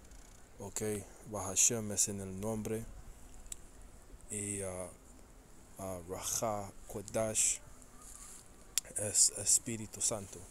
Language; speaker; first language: Spanish; early bilingual, heritage; Spanish